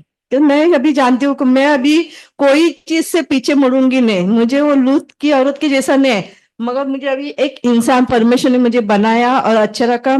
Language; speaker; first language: Hindi; native; Hindi